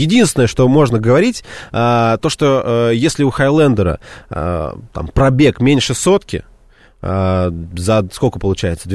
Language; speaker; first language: Russian; native; Russian